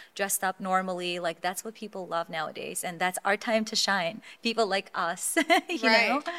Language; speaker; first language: English; non-native, fluent; Azerbaijani